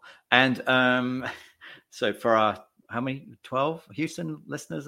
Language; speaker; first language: English; native; English